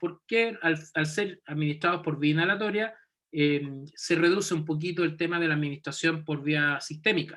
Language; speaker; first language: Spanish; native; Spanish